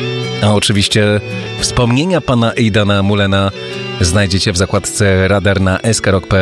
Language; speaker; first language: Polish; native; Polish